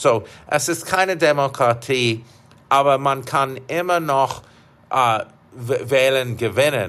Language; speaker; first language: German; non-native, fluent; English